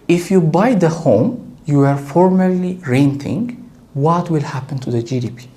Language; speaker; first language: English; non-native, local second language; Amharic